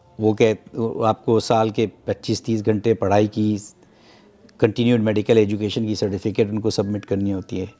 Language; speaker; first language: Urdu; native; Urdu